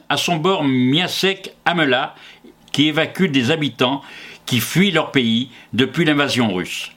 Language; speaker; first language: French; native; French